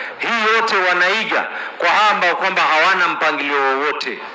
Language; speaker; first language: Swahili; native; Swahili